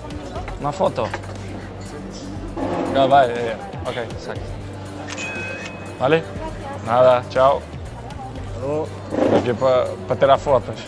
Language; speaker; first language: Spanish; non-native, fluent; Portuguese